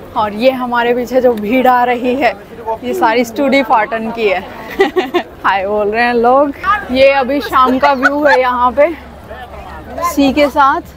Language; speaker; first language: Hindi; native; Hindi